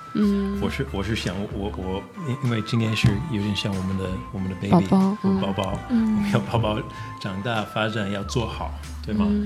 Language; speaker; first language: Chinese; non-native, fluent; English